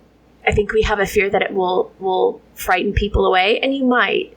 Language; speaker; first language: English; native; English